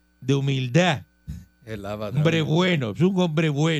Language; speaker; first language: Spanish; native; Spanish